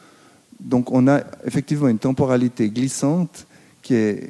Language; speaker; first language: French; native; French